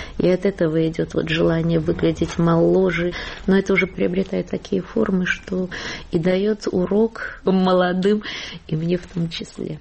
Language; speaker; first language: Russian; native; Russian